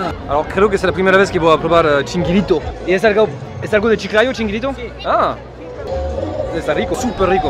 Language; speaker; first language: Spanish; non-native, fluent; French